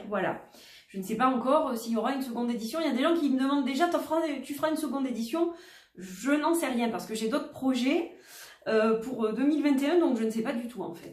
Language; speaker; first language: French; native; French